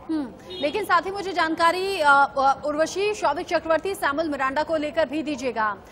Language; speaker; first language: Hindi; native; Hindi